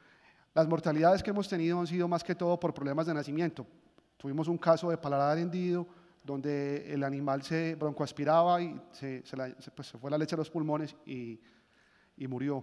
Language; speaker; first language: Spanish; native; Spanish